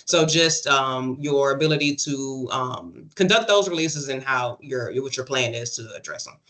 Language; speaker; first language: English; native; English